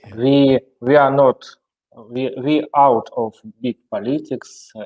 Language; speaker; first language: English; non-native, learner; Russian